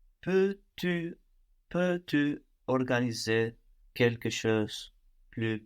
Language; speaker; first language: French; non-native, learner; Spanish